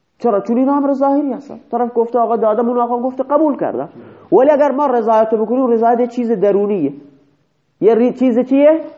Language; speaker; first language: Persian; native; Persian